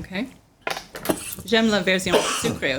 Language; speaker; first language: French; non-native, learner; English